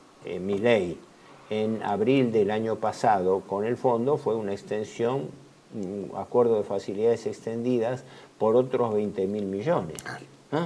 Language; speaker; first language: Spanish; native; Spanish